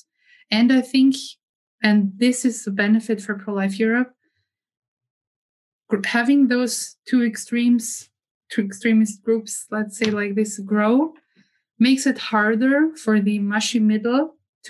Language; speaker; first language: English; non-native, fluent; German